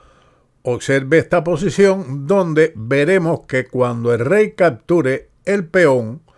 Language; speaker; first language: Spanish; native; Spanish